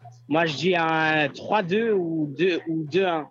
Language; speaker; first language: French; non-native, learner; Albanian